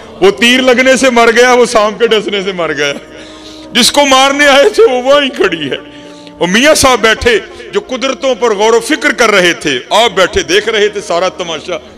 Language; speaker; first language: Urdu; non-native, local second language; Punjabi